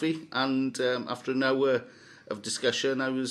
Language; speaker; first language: English; native; English